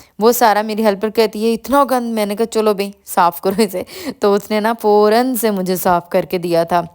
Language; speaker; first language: Urdu; non-native, local second language; Punjabi